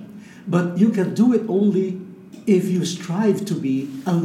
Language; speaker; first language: English; non-native, local second language; Filipino